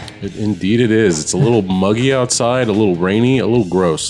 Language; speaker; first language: English; native; English